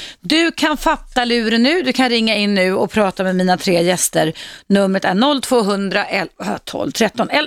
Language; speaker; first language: Swedish; native; Swedish